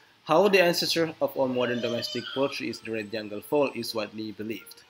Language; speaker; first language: English; non-native, fluent; Indonesian